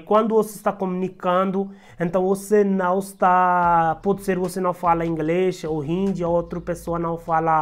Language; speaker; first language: Portuguese; non-native, learner; Hindi